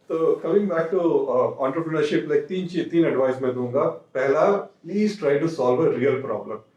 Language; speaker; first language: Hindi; non-native, local second language; Telugu